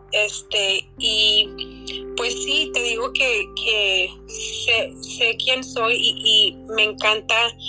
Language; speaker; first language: Spanish; early bilingual, heritage; Spanish